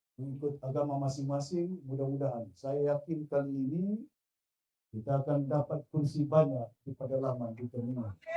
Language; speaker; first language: Malay; non-native, local second language; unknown